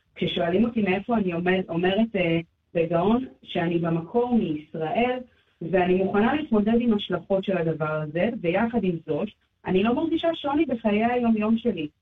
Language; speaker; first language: Hebrew; native; Hebrew